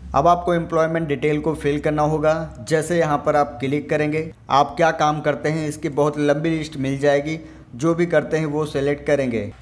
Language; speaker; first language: Hindi; native; Hindi